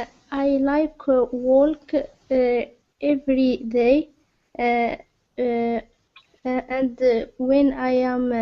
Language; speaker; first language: English; non-native, learner; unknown